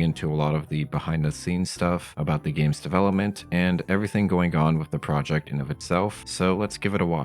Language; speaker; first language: English; native; English